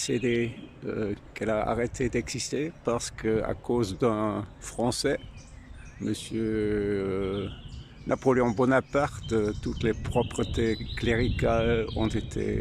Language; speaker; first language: French; non-native, fluent; German